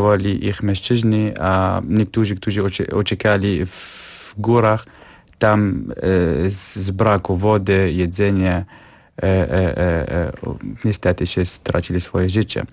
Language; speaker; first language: Polish; non-native, fluent; Kurdish